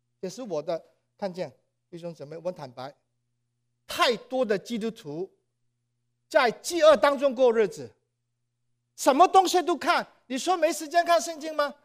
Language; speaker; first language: Chinese; non-native, local second language; Cantonese